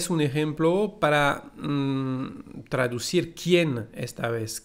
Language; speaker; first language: Spanish; non-native, fluent; French